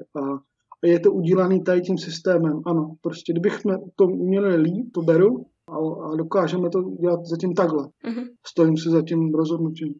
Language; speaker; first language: Czech; native; Czech